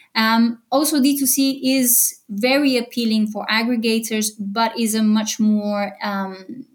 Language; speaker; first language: English; non-native, fluent; Bulgarian